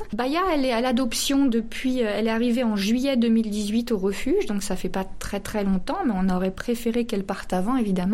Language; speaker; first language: French; native; French